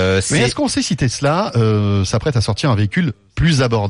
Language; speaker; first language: French; native; French